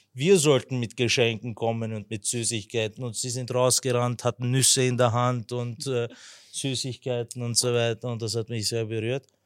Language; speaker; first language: German; non-native, local second language; Turkish